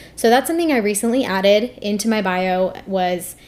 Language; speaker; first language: English; early bilingual, other home language; Hindi